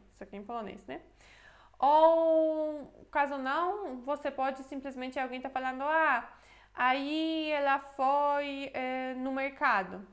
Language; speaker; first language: Portuguese; non-native, fluent; Polish